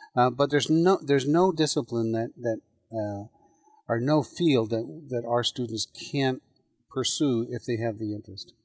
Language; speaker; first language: English; native; English